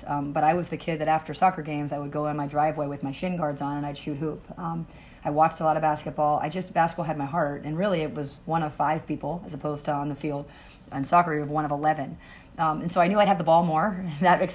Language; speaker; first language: English; native; English